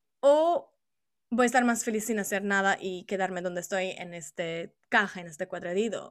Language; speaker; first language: Spanish; non-native, fluent; Italian